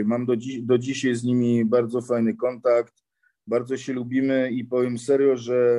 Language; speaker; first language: Polish; early bilingual, heritage; Polish